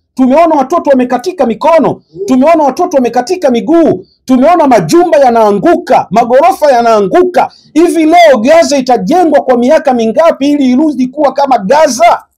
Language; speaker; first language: Swahili; native; Swahili